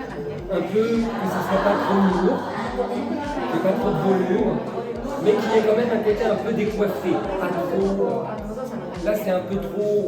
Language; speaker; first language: French; native; French